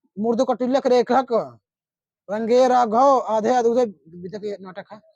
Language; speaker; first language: Hindi; native; Hindi